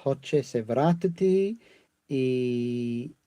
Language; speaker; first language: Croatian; non-native, learner; English